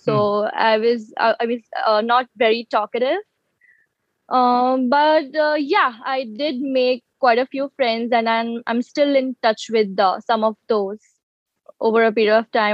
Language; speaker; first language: English; non-native, local second language; Gujarati